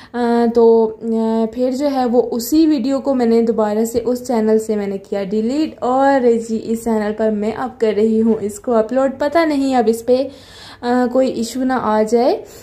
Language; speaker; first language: Urdu; native; Urdu